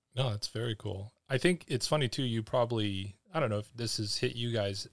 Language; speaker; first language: English; native; English